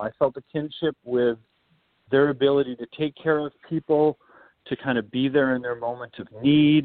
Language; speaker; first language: English; native; English